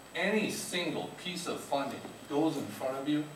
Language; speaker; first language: English; native; English